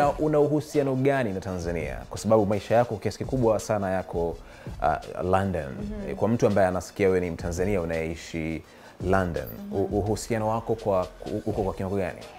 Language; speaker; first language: Swahili; native; Swahili